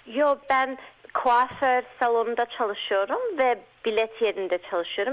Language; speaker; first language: Turkish; early bilingual, heritage; Turkish